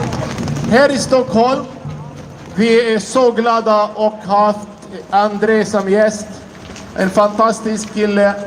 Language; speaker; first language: Swedish; non-native, fluent; Arabic